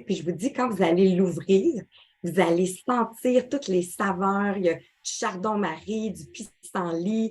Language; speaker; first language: French; native; French